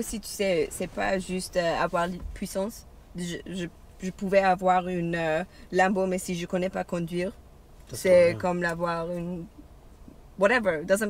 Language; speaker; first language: French; non-native, learner; English